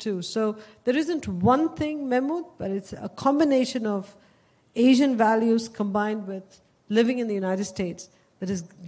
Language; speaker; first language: English; non-native, local second language; Tamil